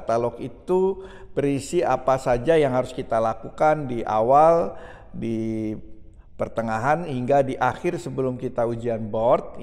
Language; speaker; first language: Indonesian; native; Indonesian